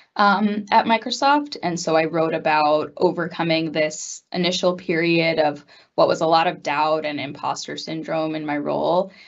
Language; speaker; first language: English; native; English